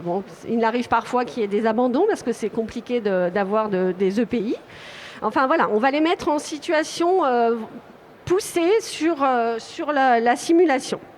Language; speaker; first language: French; native; French